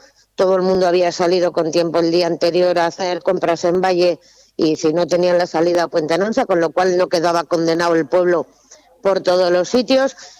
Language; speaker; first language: Spanish; native; Spanish